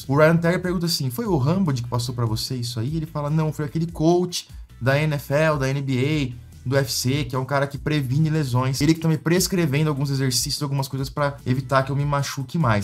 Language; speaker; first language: Portuguese; native; Portuguese